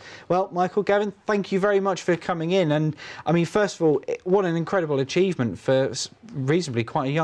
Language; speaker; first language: English; native; English